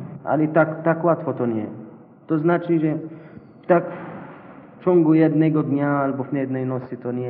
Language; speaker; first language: Polish; non-native, learner; Arabic